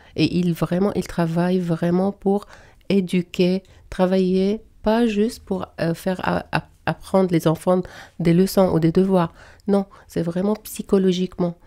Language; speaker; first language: French; non-native, fluent; Arabic